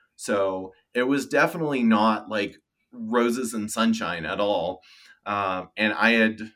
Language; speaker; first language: English; native; English